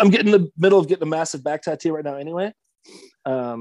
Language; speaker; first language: English; native; English